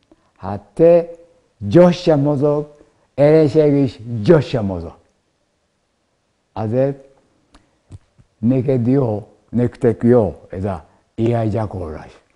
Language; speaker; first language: Hungarian; non-native, learner; Japanese